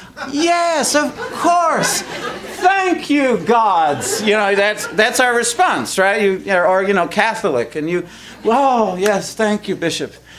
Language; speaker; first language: English; early bilingual, other home language; Spanish